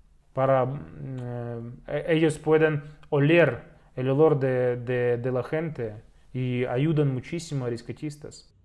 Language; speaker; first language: Spanish; non-native, fluent; Russian